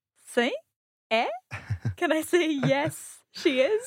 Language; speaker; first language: English; native; English